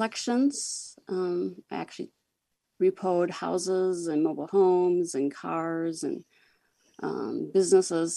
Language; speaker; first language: English; native; English